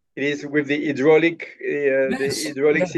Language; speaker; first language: English; non-native, fluent; French